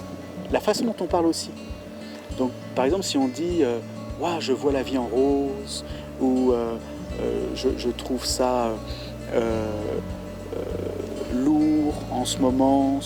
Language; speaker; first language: French; native; French